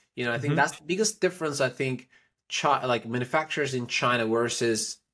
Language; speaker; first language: English; non-native, fluent; Turkish